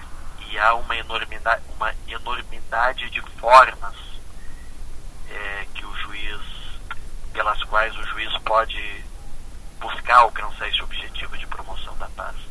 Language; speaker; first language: Portuguese; native; Portuguese